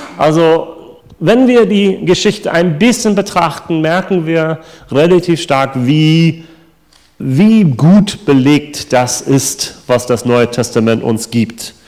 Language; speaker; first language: German; non-native, fluent; English